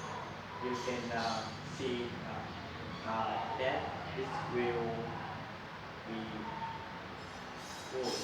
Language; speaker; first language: English; non-native, learner; Vietnamese